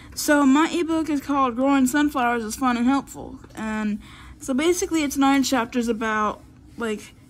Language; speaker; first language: English; native; English